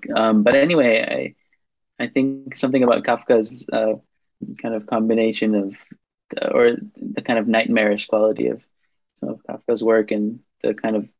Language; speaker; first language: English; non-native, fluent; Hebrew